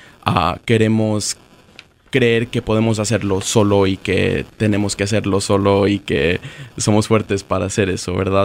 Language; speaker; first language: Spanish; early bilingual, other home language; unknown